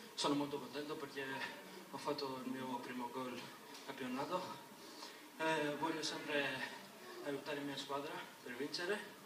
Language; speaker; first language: Italian; non-native, learner; Greek